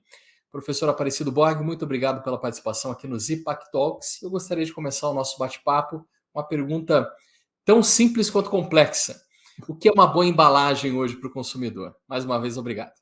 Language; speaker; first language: Portuguese; native; Portuguese